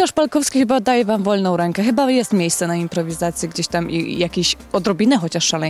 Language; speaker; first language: Polish; native; Polish